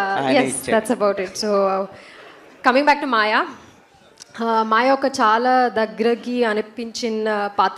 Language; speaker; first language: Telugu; non-native, learner; Malayalam